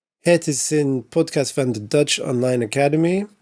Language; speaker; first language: Dutch; non-native, learner; English